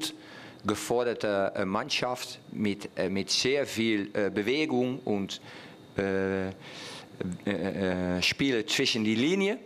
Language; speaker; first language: German; non-native, fluent; Dutch